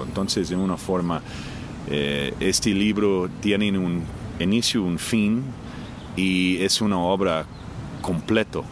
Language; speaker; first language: Spanish; non-native, fluent; English